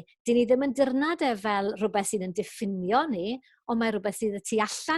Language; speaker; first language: Welsh; native; Welsh